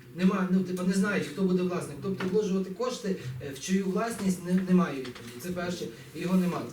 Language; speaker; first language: Ukrainian; native; Ukrainian